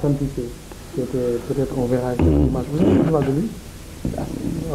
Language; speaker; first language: French; non-native, local second language; Wolof